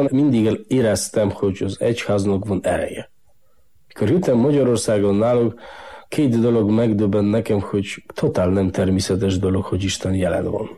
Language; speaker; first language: Hungarian; non-native, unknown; Polish